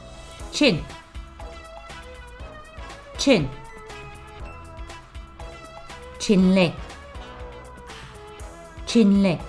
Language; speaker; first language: Turkish; non-native, fluent; English